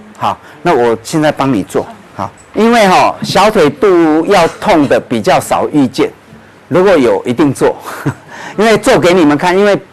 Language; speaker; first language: Chinese; native; Chinese